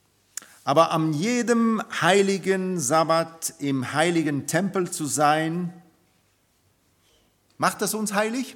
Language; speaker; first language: German; non-native, fluent; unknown